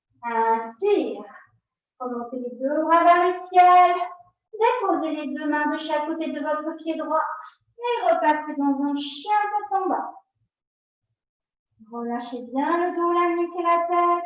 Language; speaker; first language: French; native; French